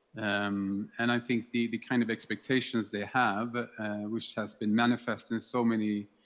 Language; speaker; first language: English; non-native, fluent; Swedish